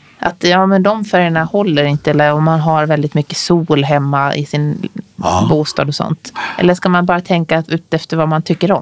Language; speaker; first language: Swedish; native; Swedish